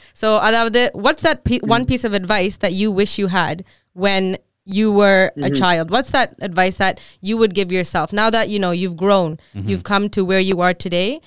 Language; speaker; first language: English; non-native, local second language; Tamil